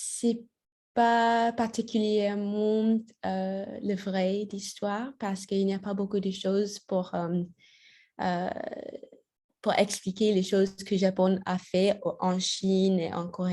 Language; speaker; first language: French; non-native, learner; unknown